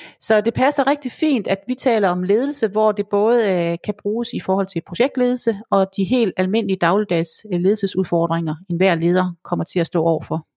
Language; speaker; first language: Danish; native; Danish